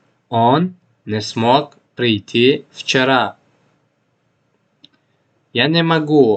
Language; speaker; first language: Russian; non-native, local second language; Tajik